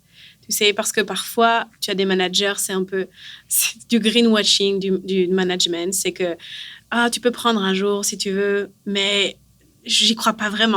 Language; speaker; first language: French; native; French